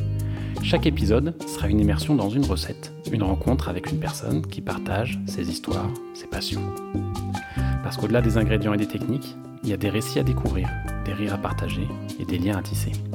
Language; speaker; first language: French; native; French